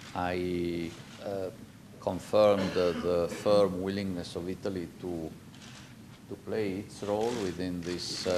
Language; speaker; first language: English; non-native, fluent; Italian